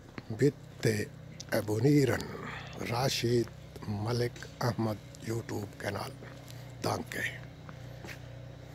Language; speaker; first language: German; non-native, learner; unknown